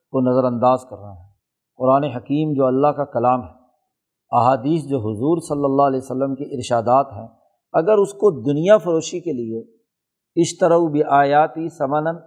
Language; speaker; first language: Urdu; non-native, local second language; Punjabi